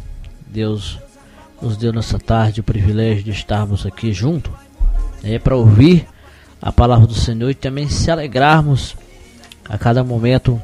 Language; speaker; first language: Portuguese; native; Portuguese